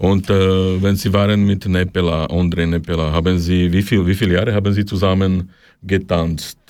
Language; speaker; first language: German; non-native, learner; Slovak